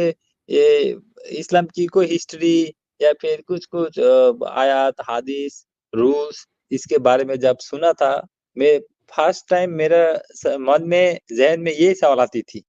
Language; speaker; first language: Hindi; non-native, learner; Bangla